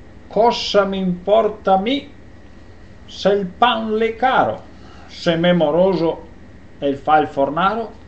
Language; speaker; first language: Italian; native; Italian